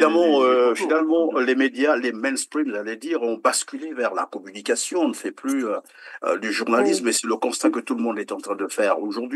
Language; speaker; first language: French; native; French